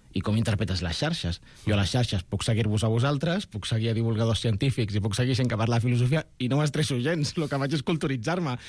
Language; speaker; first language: Catalan; non-native, local second language; Spanish